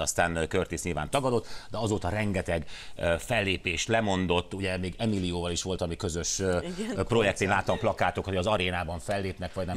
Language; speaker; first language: Hungarian; native; Hungarian